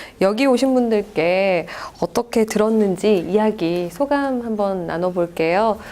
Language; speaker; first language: Korean; native; Korean